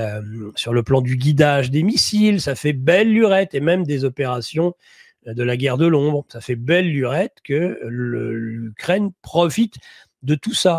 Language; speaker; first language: French; native; French